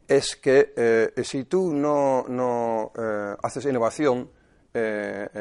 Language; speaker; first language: Spanish; non-native, fluent; Dutch